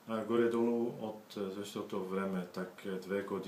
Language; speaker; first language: Bulgarian; non-native, learner; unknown